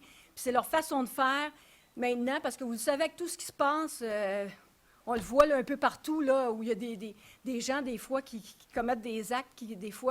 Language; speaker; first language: French; native; French